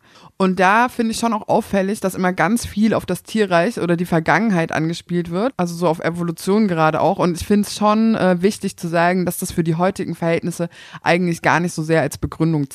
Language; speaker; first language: German; native; German